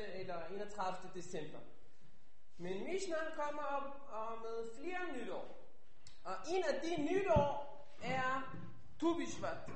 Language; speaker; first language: Danish; non-native, fluent; Hebrew